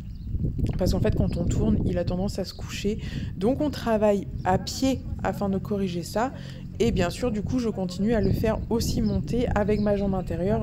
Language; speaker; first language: French; native; French